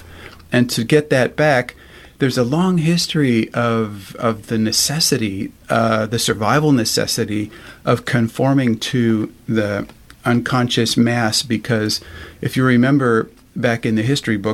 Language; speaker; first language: English; native; English